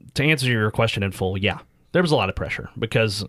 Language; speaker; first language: English; early bilingual, other home language; Filipino